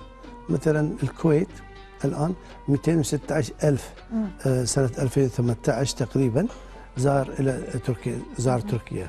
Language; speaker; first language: Arabic; non-native, fluent; Turkish